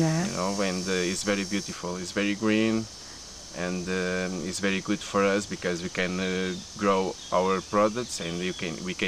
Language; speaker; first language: English; non-native, learner; Portuguese